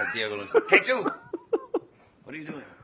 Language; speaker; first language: English; native; English